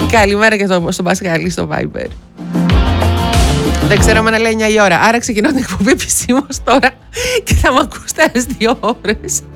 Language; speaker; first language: Greek; native; Greek